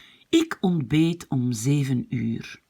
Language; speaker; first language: Dutch; non-native, fluent; French